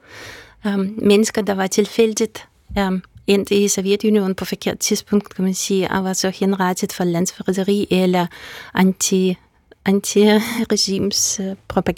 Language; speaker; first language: Danish; non-native, fluent; Russian